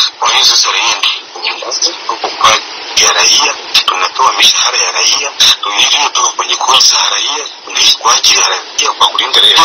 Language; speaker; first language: Swahili; non-native, local second language; Kinyarwanda